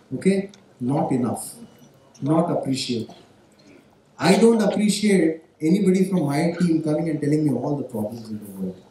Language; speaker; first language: English; non-native, local second language; Marathi